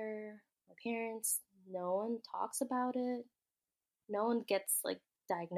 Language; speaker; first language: English; native; English